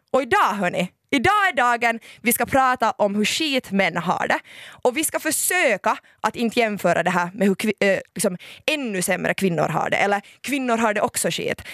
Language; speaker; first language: Swedish; native; Swedish